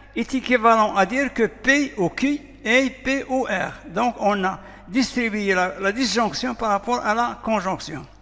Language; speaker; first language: French; non-native, local second language; Arabic